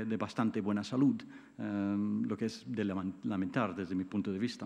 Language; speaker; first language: Spanish; non-native, fluent; English